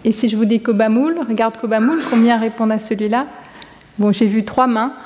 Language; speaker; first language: French; native; French